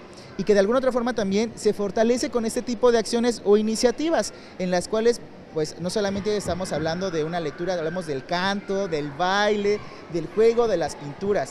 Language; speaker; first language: Spanish; native; Spanish